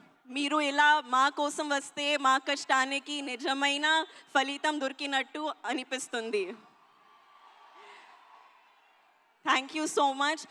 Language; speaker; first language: Telugu; non-native, learner; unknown